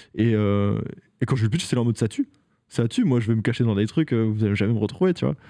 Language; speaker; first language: French; native; French